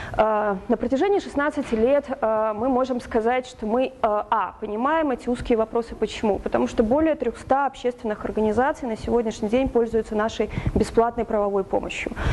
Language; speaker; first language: Russian; native; Russian